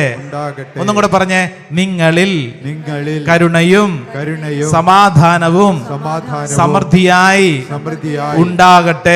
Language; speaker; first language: Malayalam; native; Malayalam